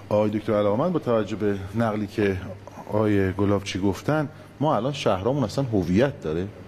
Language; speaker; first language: Persian; native; Persian